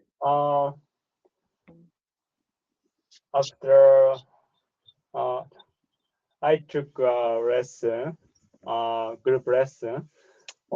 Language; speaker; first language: English; non-native, learner; Japanese